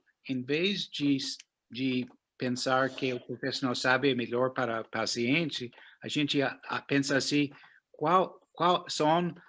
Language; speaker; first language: Portuguese; non-native, fluent; English